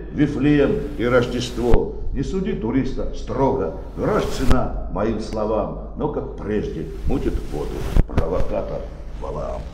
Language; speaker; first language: Russian; native; Russian